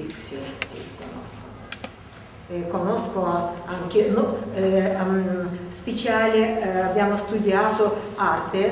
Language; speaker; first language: Italian; non-native, learner; Russian